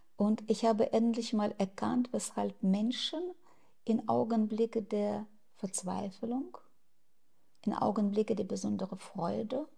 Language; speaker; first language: German; non-native, fluent; Russian